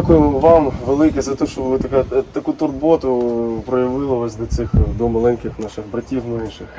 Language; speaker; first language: Ukrainian; native; Ukrainian